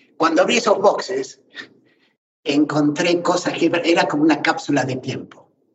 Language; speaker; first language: Spanish; native; Spanish